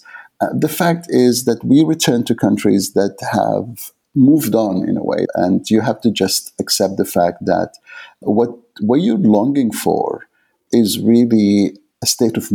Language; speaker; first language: English; non-native, fluent; Arabic